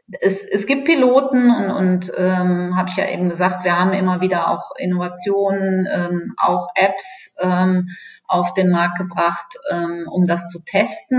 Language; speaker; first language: German; native; German